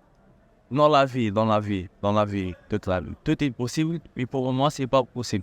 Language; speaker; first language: French; non-native, local second language; Arabic